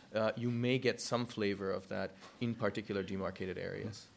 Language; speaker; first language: English; early bilingual, other home language; German